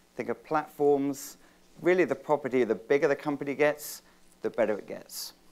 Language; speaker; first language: English; native; English